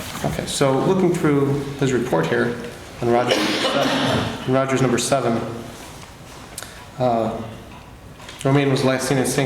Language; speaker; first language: English; native; English